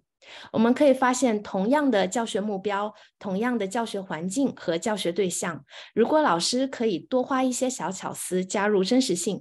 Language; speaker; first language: Chinese; native; Chinese